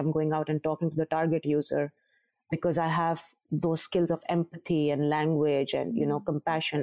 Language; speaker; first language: English; non-native, local second language; Urdu